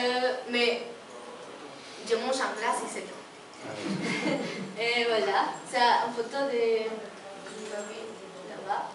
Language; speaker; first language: French; non-native, learner; Spanish